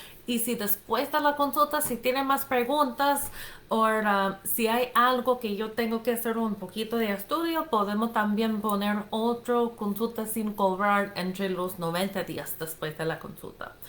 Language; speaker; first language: Spanish; non-native, fluent; English